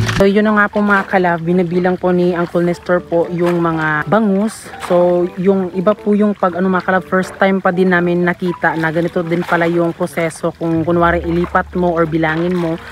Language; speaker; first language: Filipino; non-native, local second language; Cebuano